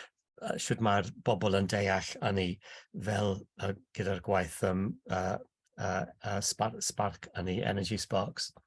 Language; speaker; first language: Welsh; non-native, local second language; English